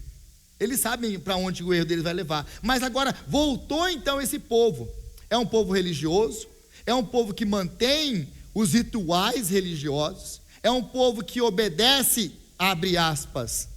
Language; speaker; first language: Portuguese; native; Portuguese